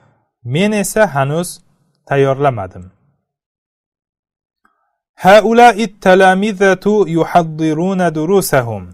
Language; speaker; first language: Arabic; non-native, fluent; Uzbek